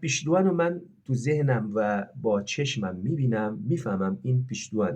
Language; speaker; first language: Persian; non-native, fluent; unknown